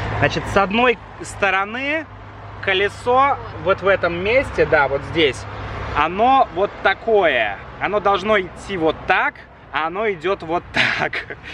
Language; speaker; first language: Russian; native; Russian